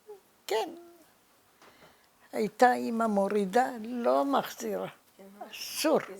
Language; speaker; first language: Hebrew; early bilingual, other home language; Arabic